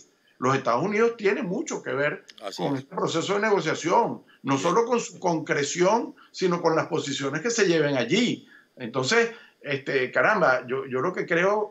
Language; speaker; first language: Spanish; native; Spanish